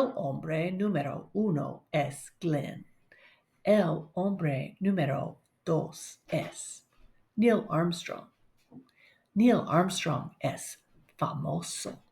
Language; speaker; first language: Spanish; non-native, learner; English